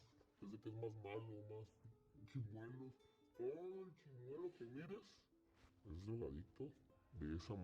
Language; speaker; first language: Spanish; native; Spanish